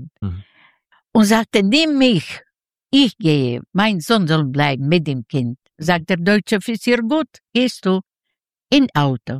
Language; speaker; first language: German; non-native, learner; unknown